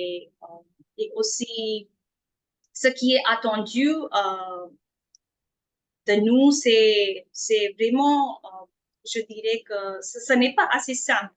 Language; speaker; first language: French; non-native, fluent; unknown